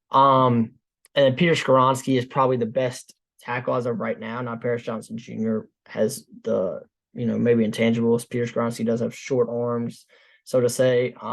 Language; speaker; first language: English; native; English